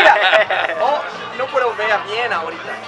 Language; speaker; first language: Spanish; non-native, learner; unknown